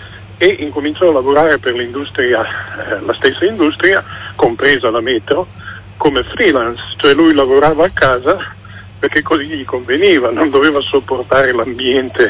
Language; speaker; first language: Italian; native; Italian